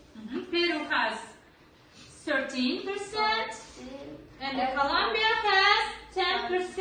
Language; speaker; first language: English; non-native, learner; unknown